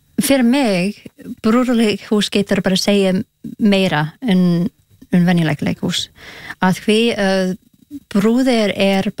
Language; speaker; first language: Icelandic; non-native, learner; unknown